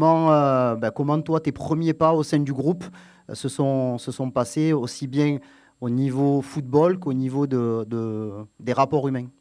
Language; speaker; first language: French; non-native, fluent; Danish